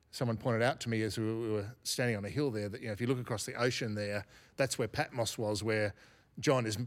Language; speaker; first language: English; native; English